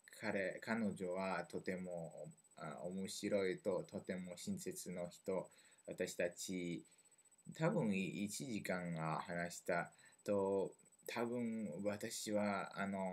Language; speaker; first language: Japanese; non-native, learner; French